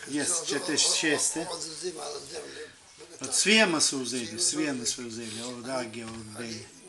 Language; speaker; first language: Bosnian; native; Bosnian